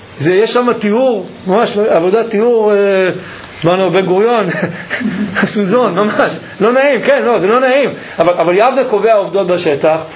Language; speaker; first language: Hebrew; native; Hebrew